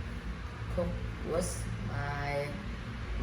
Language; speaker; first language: English; non-native, learner; Vietnamese